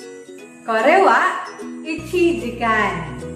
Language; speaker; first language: Japanese; non-native, fluent; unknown